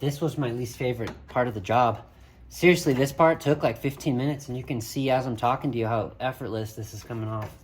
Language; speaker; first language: English; native; English